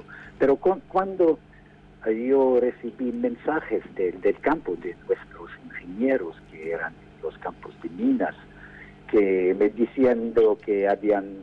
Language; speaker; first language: Spanish; non-native, fluent; English